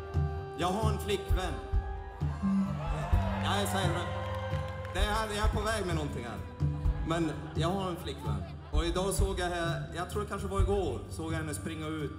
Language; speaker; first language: Swedish; native; Swedish